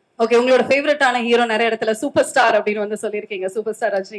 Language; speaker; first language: Tamil; native; Tamil